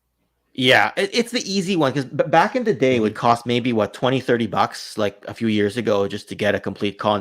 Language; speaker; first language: English; native; English